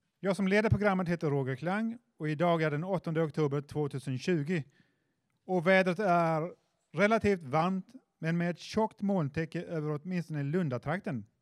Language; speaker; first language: Swedish; native; Swedish